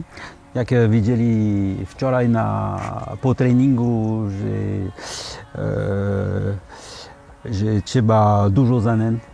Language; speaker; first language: Polish; early bilingual, heritage; French